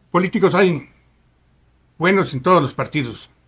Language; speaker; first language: Spanish; native; Spanish